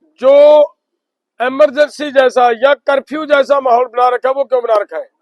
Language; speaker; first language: Hindi; non-native, local second language; Punjabi